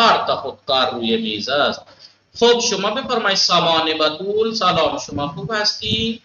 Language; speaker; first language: Persian; non-native, fluent; Urdu